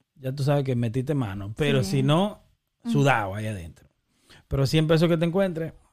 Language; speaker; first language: Spanish; native; Spanish